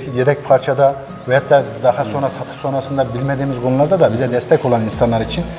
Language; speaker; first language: Turkish; native; Turkish